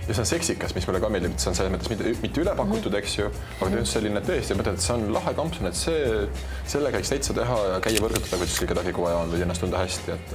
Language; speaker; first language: Estonian; native; Estonian